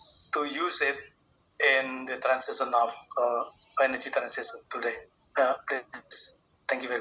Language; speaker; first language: English; non-native, learner; Indonesian